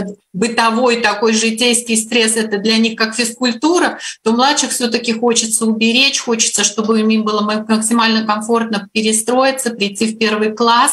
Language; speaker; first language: Russian; native; Russian